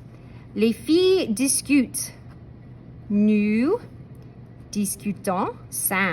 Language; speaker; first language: French; non-native, fluent; English